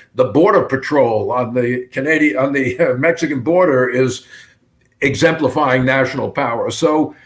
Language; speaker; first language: English; native; English